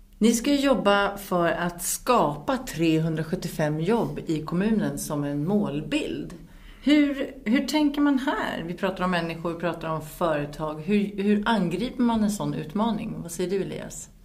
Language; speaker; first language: Swedish; native; Swedish